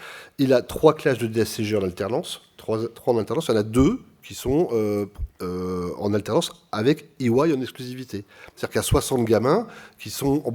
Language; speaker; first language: French; native; French